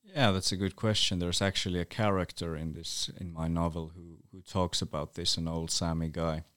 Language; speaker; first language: English; non-native, fluent; Northern Sami